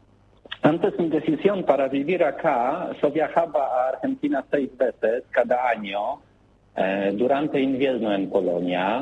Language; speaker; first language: Spanish; non-native, learner; Polish